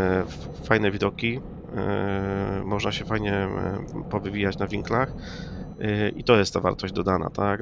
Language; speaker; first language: Polish; native; Polish